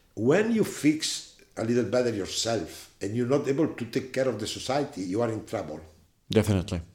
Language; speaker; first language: English; non-native, fluent; Italian